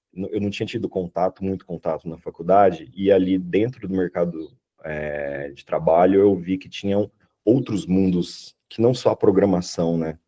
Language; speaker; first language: Portuguese; native; Portuguese